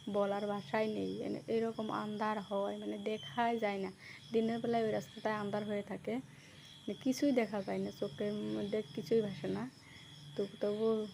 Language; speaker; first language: Bangla; non-native, local second language; Assamese